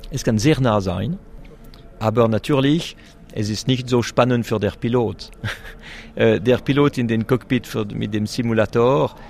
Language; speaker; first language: German; non-native, local second language; French